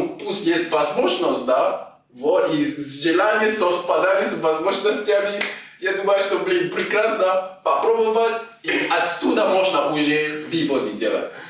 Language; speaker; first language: Russian; non-native, fluent; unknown